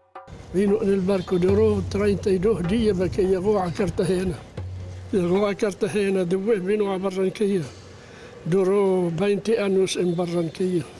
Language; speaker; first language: Spanish; non-native, learner; Arabic